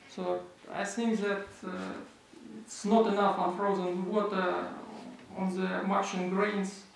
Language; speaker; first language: English; non-native, fluent; Russian